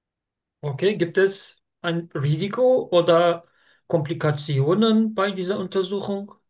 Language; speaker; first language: German; non-native, fluent; Turkish